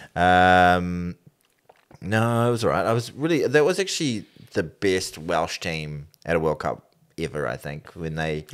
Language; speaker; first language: English; native; English